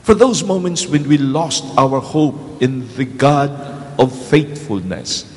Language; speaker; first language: English; non-native, local second language; Filipino